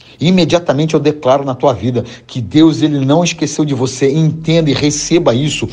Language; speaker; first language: Portuguese; native; Portuguese